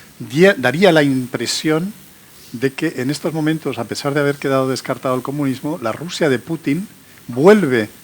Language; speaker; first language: Spanish; native; Spanish